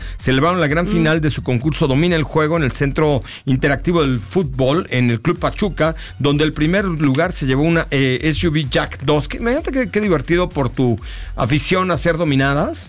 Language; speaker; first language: Spanish; native; Spanish